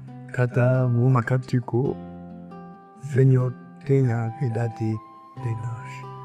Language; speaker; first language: Portuguese; non-native, learner; Lingala